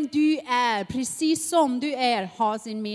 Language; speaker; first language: Swedish; non-native, learner; German